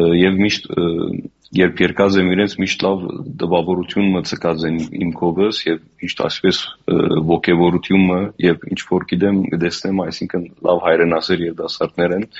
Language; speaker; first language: Armenian; native; Armenian